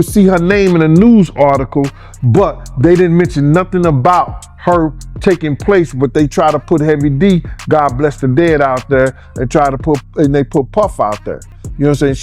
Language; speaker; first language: English; native; English